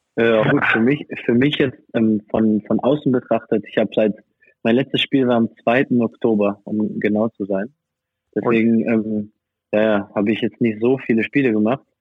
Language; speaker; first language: German; non-native, fluent; French